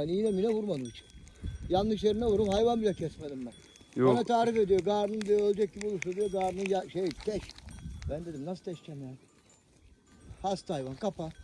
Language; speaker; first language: Turkish; native; Turkish